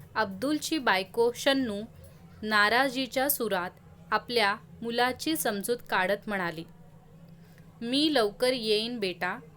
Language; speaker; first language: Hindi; non-native, local second language; Marathi